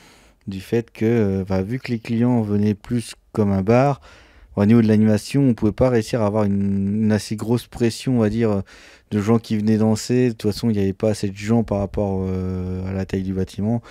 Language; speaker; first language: French; native; French